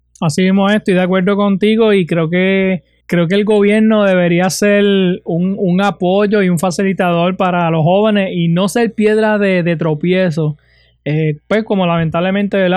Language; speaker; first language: Spanish; native; Spanish